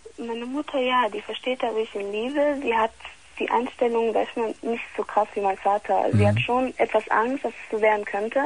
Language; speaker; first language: German; early bilingual, other home language; Italian